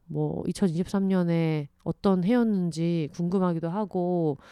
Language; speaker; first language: Korean; native; Korean